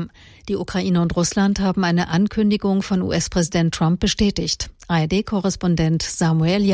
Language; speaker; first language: German; native; German